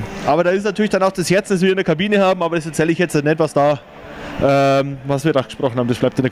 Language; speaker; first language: German; native; German